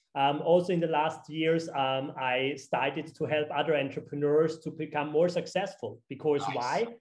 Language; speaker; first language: English; non-native, fluent; German